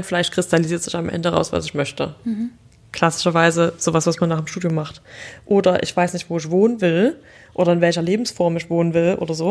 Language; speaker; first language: German; native; German